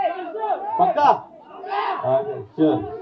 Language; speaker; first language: Telugu; non-native, learner; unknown